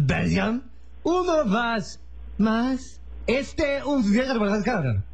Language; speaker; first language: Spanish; non-native, learner; English